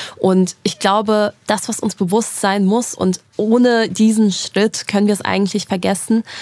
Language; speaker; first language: German; early bilingual, other home language; Russian